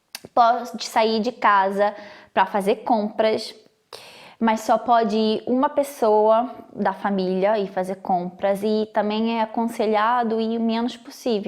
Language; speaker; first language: Portuguese; non-native, fluent; Italian